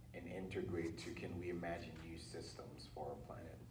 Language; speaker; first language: English; early bilingual, other home language; Haitian Creole